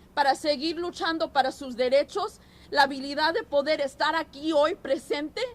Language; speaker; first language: Spanish; early bilingual, heritage; Spanish